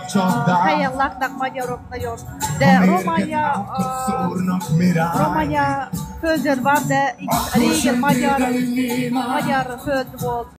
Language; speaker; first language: Hungarian; non-native, learner; Kazakh